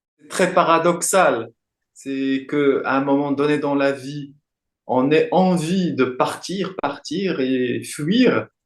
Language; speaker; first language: French; non-native, local second language; Arabic